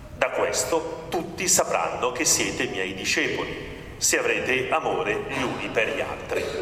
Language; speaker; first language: Italian; native; Italian